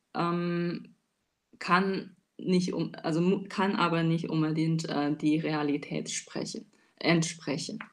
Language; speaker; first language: German; non-native, fluent; Chinese